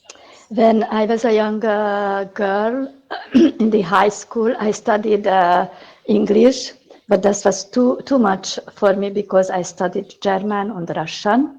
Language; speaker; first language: English; non-native, learner; Hungarian